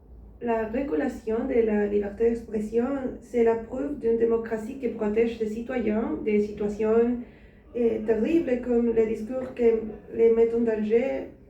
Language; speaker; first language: French; non-native, learner; Spanish